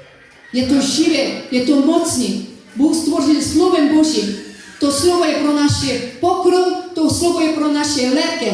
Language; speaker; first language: Czech; non-native, fluent; Korean